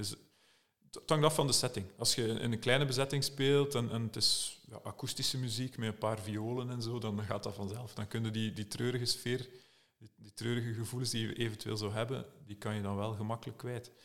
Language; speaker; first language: Dutch; native; Dutch